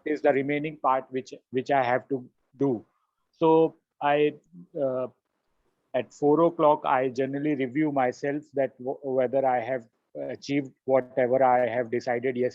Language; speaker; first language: English; non-native, learner; Hindi